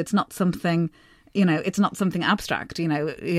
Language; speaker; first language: English; native; English